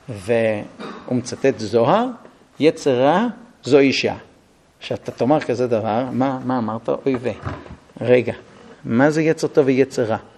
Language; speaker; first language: Hebrew; non-native, fluent; English